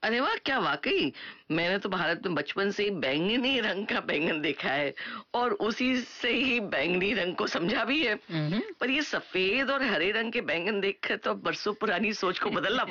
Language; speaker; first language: Hindi; native; Hindi